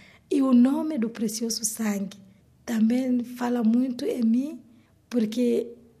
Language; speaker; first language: Portuguese; non-native, learner; Swahili